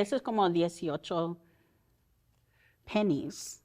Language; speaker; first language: Spanish; early bilingual, heritage; Spanish